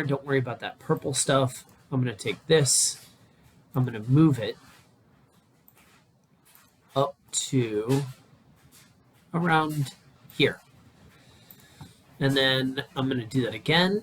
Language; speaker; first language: English; native; English